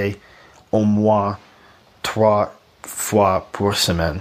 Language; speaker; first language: French; non-native, learner; Russian